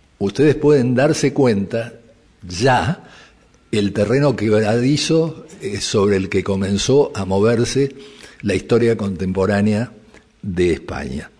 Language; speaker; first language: Spanish; native; Spanish